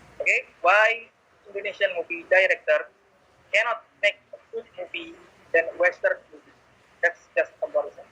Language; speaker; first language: English; non-native, learner; Indonesian